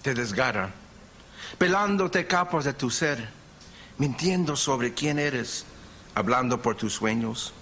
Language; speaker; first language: Spanish; early bilingual, heritage; Spanish